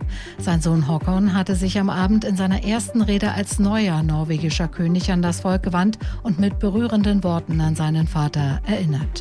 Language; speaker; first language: German; native; German